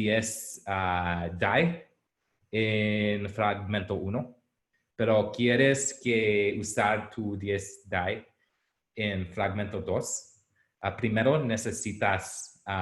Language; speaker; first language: Spanish; non-native, learner; English